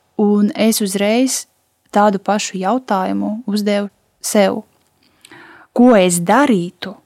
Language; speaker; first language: Latvian; non-native, local second language; Russian